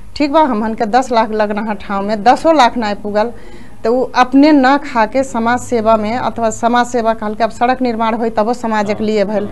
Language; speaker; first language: Bhojpuri; native; Bhojpuri